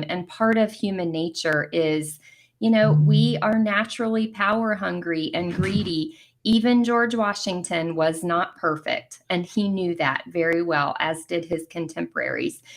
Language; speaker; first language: English; native; English